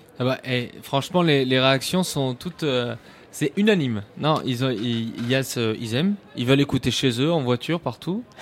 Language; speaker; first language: French; native; French